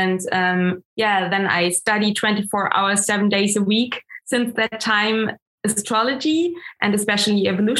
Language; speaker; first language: English; non-native, fluent; German